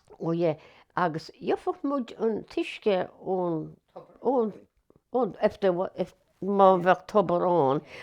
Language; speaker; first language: Irish; native; Irish